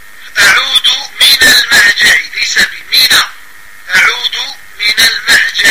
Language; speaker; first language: Arabic; non-native, fluent; French